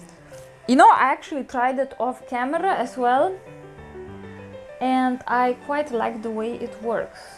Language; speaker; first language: English; non-native, fluent; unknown